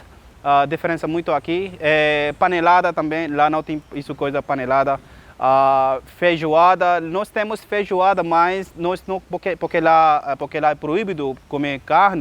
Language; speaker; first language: Portuguese; non-native, learner; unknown